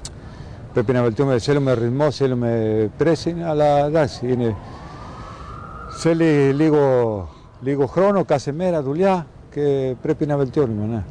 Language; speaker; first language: Greek; non-native, learner; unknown